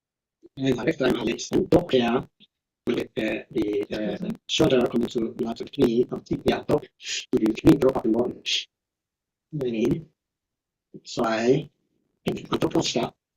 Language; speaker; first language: German; non-native, fluent; Tibetan